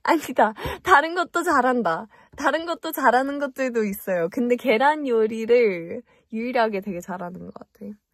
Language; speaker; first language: Korean; early bilingual, heritage; English